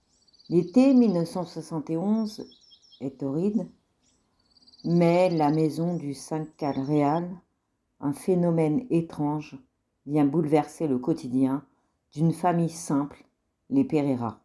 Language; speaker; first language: French; native; French